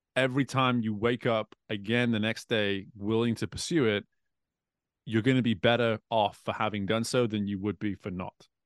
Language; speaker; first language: English; native; English